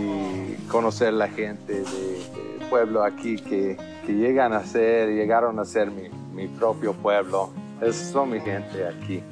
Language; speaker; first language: Spanish; non-native, fluent; English